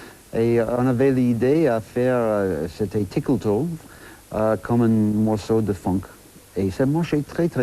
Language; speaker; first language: French; non-native, fluent; English